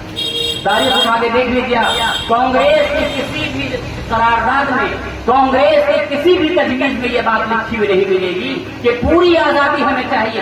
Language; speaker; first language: Urdu; native; Urdu